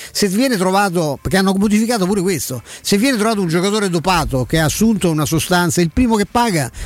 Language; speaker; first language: Italian; native; Italian